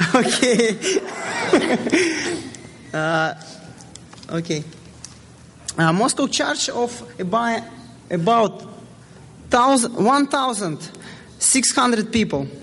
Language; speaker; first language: English; non-native, learner; Russian